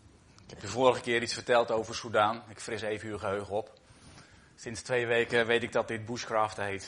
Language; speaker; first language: Dutch; native; Dutch